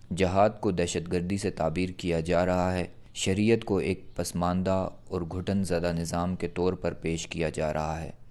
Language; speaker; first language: Urdu; native; Urdu